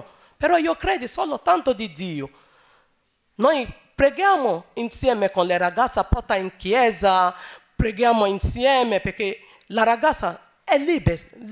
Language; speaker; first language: Italian; non-native, learner; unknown